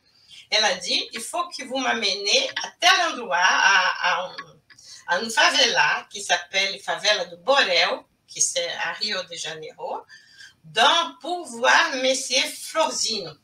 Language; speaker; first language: French; non-native, fluent; Portuguese